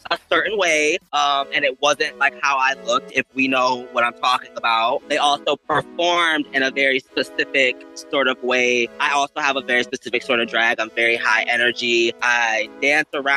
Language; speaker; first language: English; native; English